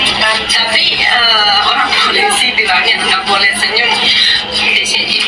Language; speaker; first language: Indonesian; non-native, fluent; Russian